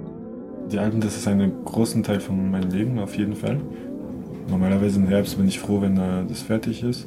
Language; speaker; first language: German; non-native, fluent; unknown